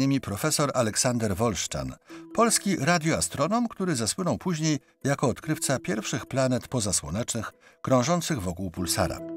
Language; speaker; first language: Polish; native; Polish